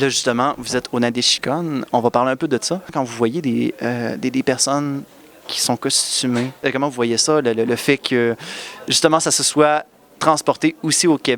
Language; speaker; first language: French; native; French